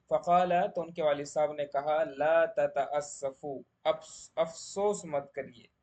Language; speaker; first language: Urdu; native; Urdu